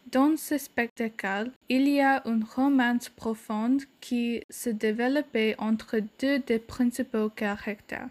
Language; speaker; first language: French; non-native, learner; English